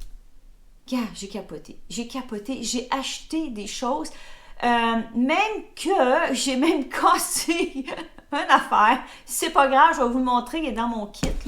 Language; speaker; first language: French; native; French